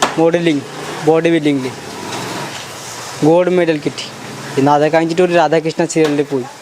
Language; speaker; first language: Malayalam; non-native, learner; Odia